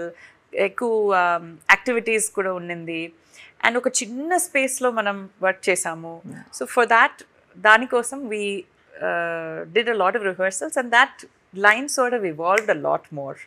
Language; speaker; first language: Telugu; non-native, fluent; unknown